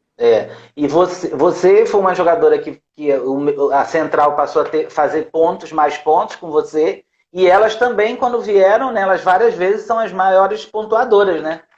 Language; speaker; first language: Portuguese; native; Portuguese